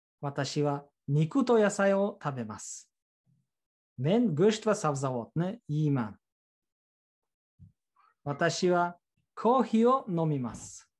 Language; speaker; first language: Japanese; non-native, fluent; Uzbek